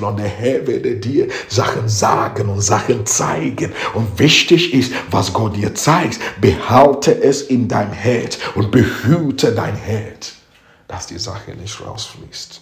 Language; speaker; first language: German; non-native, fluent; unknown